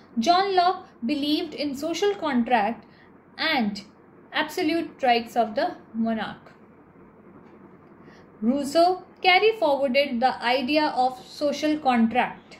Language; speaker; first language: English; non-native, local second language; Hindi